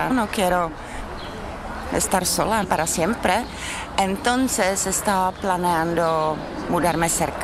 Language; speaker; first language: Spanish; non-native, learner; Czech